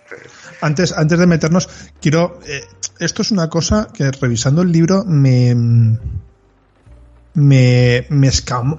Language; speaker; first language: Spanish; native; Spanish